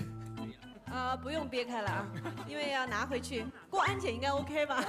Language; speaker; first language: Chinese; native; Chinese